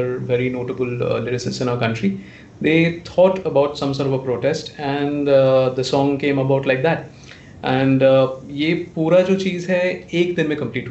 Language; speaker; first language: English; non-native, local second language; Bangla